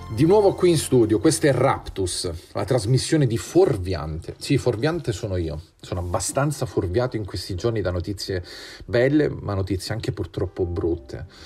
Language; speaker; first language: Italian; native; Italian